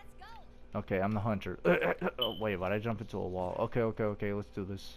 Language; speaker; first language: English; native; English